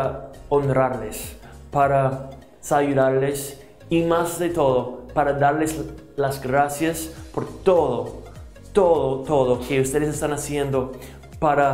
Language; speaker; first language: Spanish; non-native, fluent; English